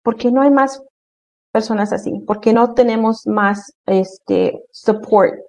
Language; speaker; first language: Spanish; early bilingual, heritage; Spanish